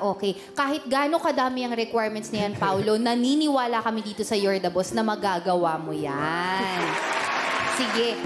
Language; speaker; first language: Filipino; native; Filipino